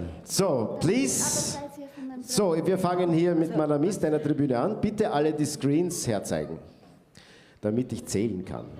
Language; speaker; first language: German; native; German